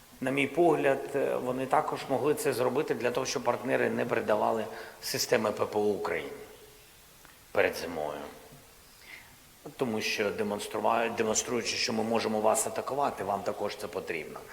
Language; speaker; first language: Ukrainian; non-native, local second language; Russian